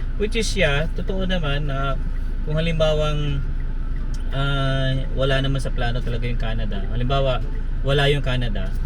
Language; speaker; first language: Filipino; native; Filipino